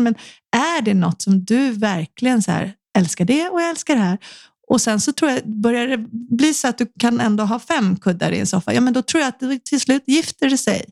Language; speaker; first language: Swedish; native; Swedish